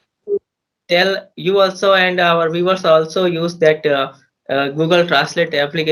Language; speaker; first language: English; non-native, learner; Hindi